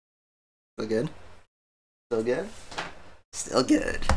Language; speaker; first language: English; native; English